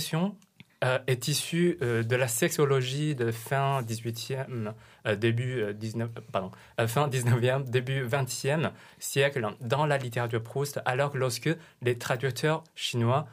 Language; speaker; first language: French; non-native, fluent; Chinese